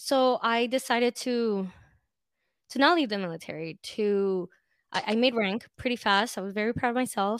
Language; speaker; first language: English; early bilingual, other home language; Spanish